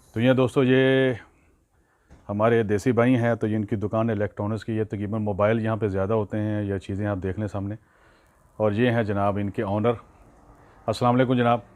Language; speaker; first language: Urdu; non-native, local second language; Punjabi